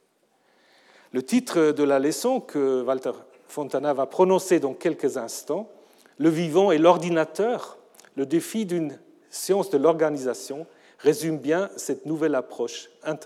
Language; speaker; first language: French; non-native, fluent; German